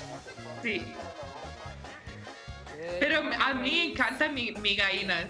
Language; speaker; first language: Spanish; non-native, learner; English